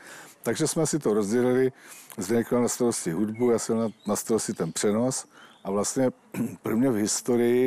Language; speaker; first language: Czech; native; Czech